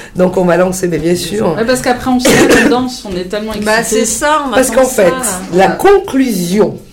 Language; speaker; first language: French; early bilingual, heritage; Italian